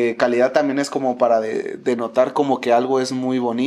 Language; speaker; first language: Spanish; native; Spanish